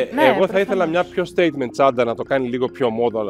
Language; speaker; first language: Greek; native; Greek